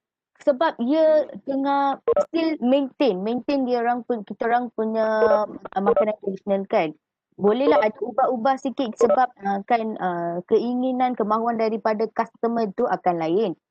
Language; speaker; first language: Malay; native; Malay